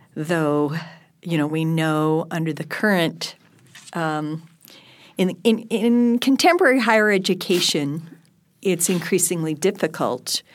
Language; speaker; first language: English; native; English